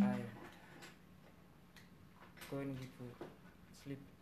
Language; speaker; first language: English; non-native, learner; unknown